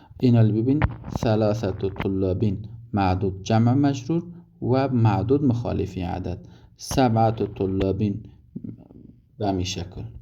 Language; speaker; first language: Persian; native; Persian